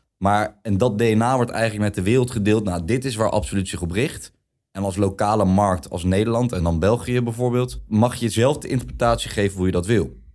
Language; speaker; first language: Dutch; native; Dutch